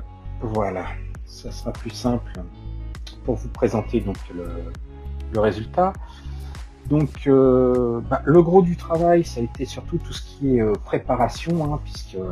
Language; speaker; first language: French; native; French